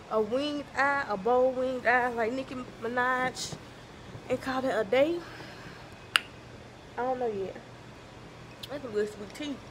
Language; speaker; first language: English; native; English